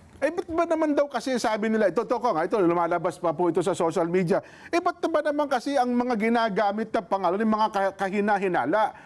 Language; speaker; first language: Filipino; native; Filipino